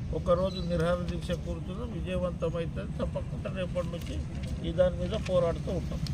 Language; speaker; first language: Telugu; non-native, local second language; Lambadi